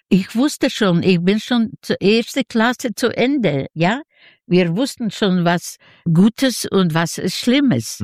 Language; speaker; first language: German; non-native, learner; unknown